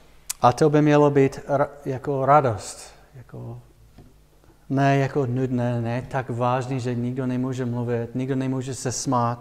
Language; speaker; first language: Czech; non-native, fluent; English